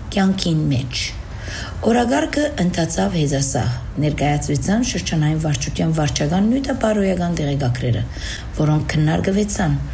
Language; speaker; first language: Armenian; early bilingual, heritage; Armenian